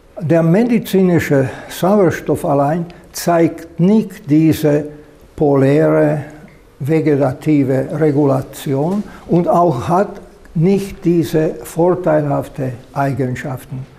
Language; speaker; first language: German; non-native, fluent; Slovak